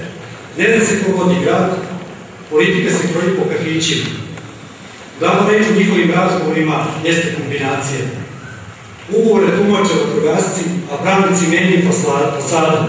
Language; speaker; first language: Serbian; native; Serbian